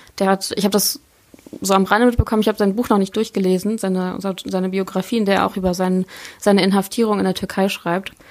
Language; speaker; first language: German; early bilingual, other home language; Polish